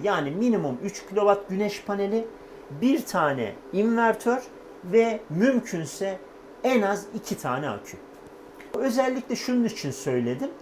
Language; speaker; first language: Turkish; native; Turkish